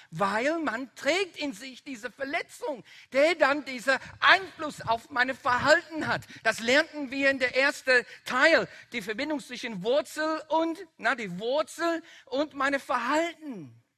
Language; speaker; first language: German; non-native, fluent; Dutch